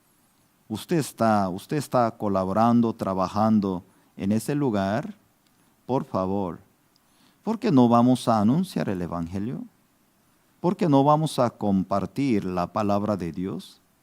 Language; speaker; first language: Spanish; non-native, fluent; Korean